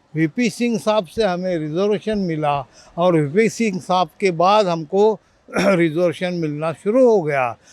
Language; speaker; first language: Hindi; non-native, local second language; Marathi